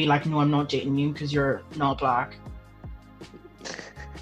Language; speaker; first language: English; native; English